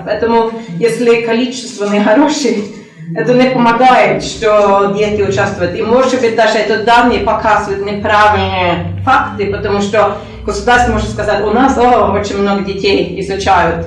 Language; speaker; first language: Russian; non-native, learner; Norwegian